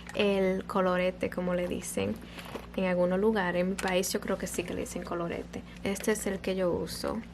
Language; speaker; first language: Spanish; early bilingual, other home language; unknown